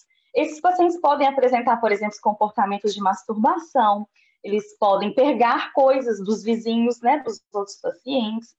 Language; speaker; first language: Portuguese; native; Portuguese